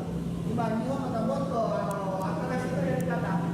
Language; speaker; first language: Japanese; non-native, fluent; Chinese